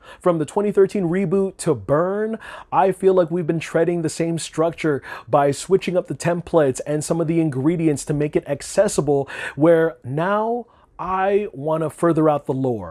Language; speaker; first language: English; native; English